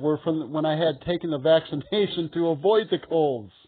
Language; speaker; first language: English; native; English